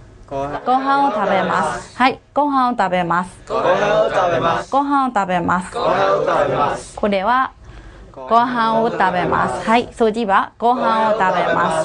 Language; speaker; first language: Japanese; non-native, fluent; Burmese